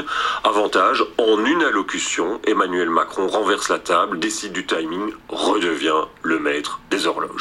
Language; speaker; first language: French; native; French